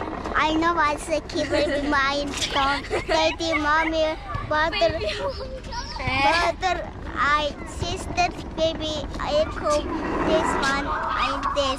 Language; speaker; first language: English; non-native, learner; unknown